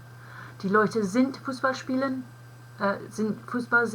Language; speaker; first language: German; non-native, fluent; English